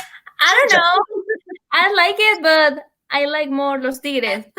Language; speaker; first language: English; non-native, learner; Spanish